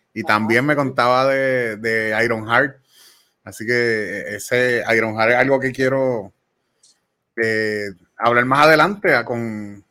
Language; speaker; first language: Spanish; native; Spanish